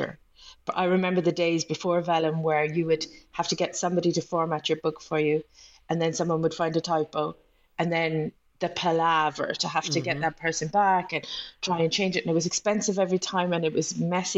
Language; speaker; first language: English; native; English